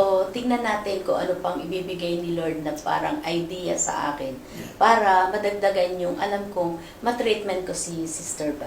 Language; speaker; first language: Filipino; native; Filipino